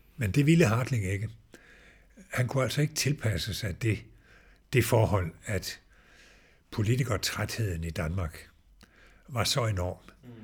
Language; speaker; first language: Danish; native; Danish